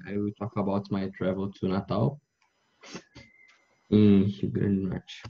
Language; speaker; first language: English; non-native, learner; Portuguese